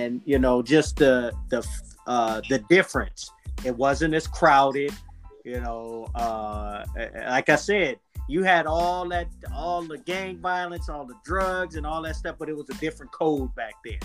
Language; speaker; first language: English; native; English